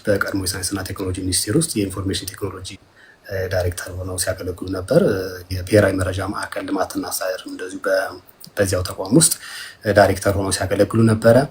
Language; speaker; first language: Amharic; native; Amharic